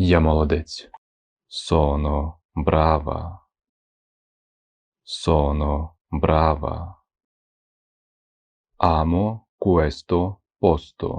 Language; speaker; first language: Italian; non-native, fluent; Ukrainian